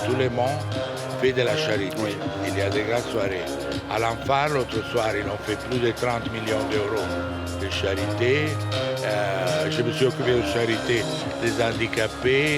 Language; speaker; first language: French; non-native, fluent; Italian